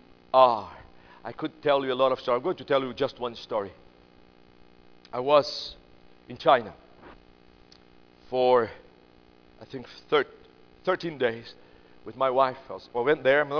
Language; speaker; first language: English; non-native, fluent; Portuguese